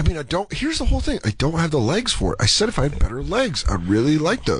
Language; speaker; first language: English; native; English